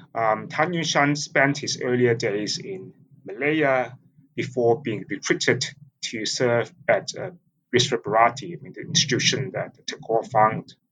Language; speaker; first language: English; non-native, local second language; Cantonese